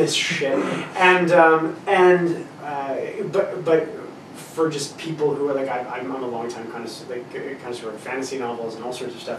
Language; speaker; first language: English; native; English